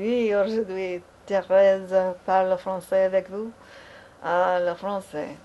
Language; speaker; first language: French; non-native, learner; English